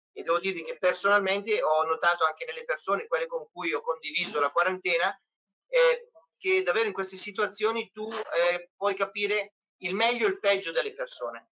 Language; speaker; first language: Italian; native; Italian